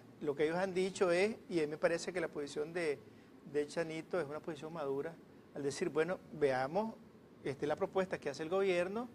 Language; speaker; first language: Spanish; native; Spanish